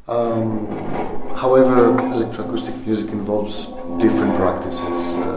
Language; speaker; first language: English; non-native, fluent; Greek